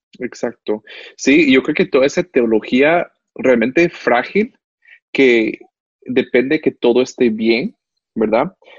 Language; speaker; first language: Spanish; non-native, fluent; English